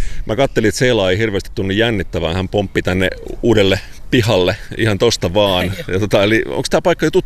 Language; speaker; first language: Finnish; native; Finnish